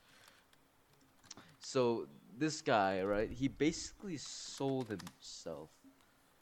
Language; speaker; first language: English; non-native, fluent; Korean